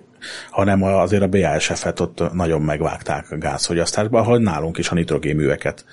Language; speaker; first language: Hungarian; native; Hungarian